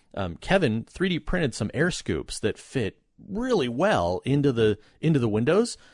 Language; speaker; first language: English; native; English